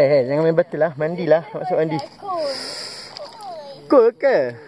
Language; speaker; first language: Malay; native; Malay